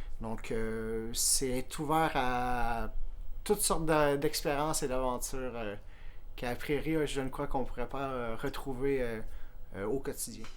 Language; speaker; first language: French; native; French